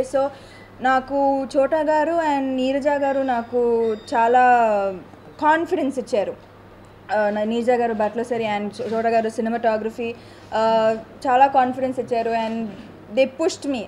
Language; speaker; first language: Telugu; non-native, local second language; Tamil